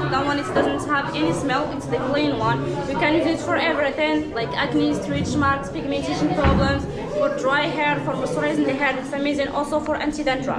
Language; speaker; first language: English; non-native, fluent; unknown